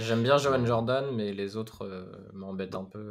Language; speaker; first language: French; native; French